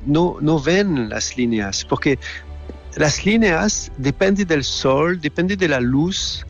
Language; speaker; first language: Spanish; non-native, learner; French